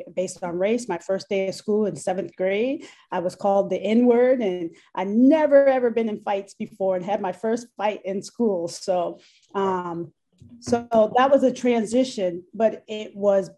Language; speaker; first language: English; native; English